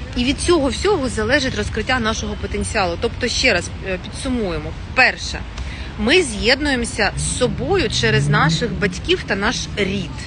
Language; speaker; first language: Ukrainian; non-native, local second language; Russian